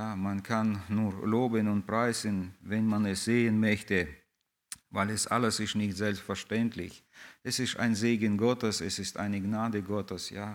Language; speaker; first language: German; non-native, fluent; Russian